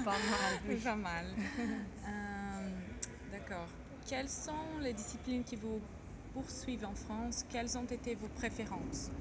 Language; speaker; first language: French; non-native, learner; Portuguese